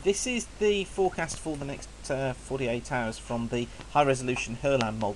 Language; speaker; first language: English; native; English